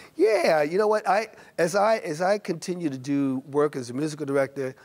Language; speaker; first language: English; native; English